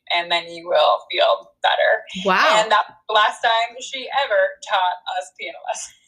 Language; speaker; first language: English; native; English